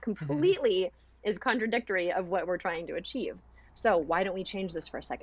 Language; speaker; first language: English; native; English